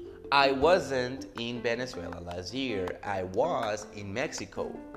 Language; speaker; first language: English; non-native, fluent; Spanish